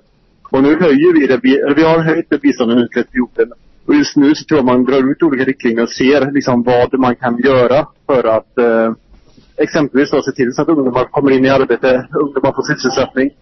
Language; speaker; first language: Swedish; native; Swedish